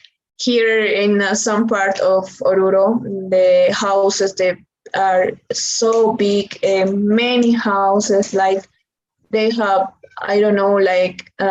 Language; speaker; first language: English; non-native, learner; Spanish